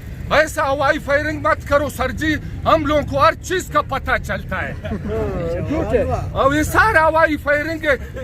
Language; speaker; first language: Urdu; non-native, local second language; Pashto